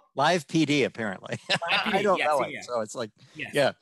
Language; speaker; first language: English; native; English